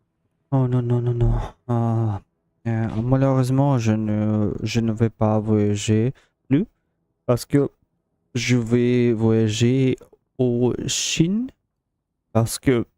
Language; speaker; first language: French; non-native, learner; Russian